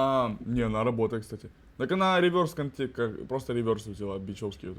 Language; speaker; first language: Russian; native; Russian